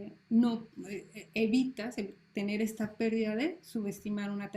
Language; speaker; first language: Spanish; native; Spanish